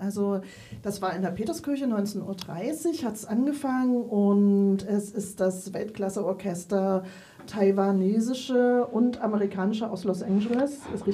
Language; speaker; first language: German; native; German